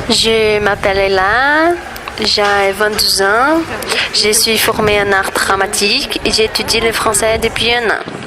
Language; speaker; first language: French; non-native, learner; Portuguese